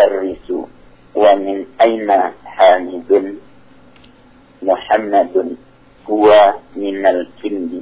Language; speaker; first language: Arabic; non-native, learner; Indonesian